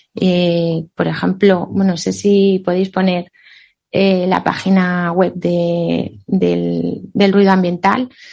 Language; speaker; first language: Spanish; native; Spanish